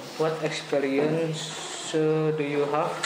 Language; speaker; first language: English; non-native, learner; Indonesian